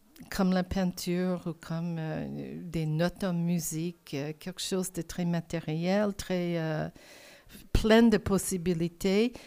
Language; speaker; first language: French; non-native, fluent; English